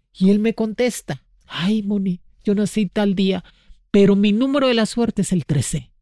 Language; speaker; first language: Spanish; native; Spanish